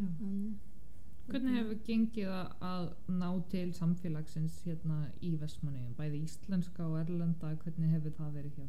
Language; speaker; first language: Icelandic; native; Icelandic